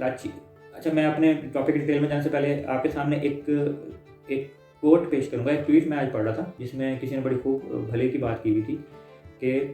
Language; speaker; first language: Urdu; native; Urdu